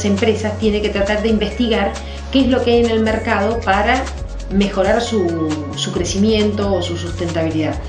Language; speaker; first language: Spanish; native; Spanish